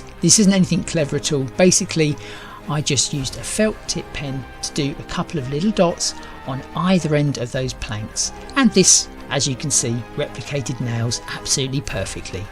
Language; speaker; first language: English; native; English